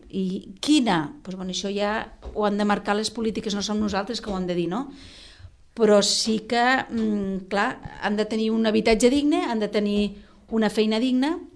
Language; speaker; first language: Catalan; non-native, local second language; Spanish